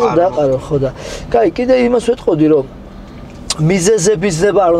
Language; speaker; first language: Georgian; native; Georgian